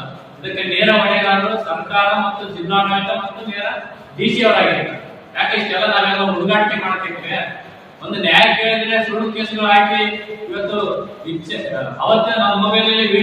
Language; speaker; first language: Kannada; native; Kannada